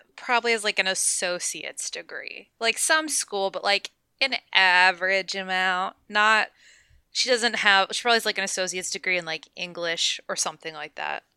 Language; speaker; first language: English; native; English